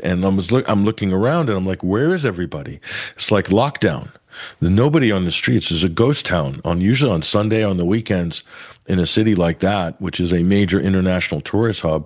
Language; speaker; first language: English; native; English